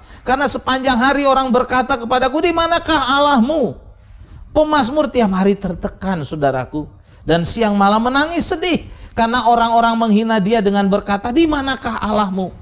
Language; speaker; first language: Indonesian; native; Indonesian